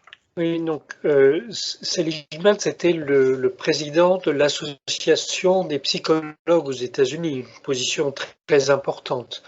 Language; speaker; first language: French; native; French